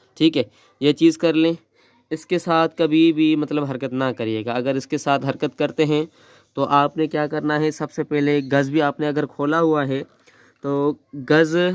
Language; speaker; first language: Urdu; non-native, local second language; Sindhi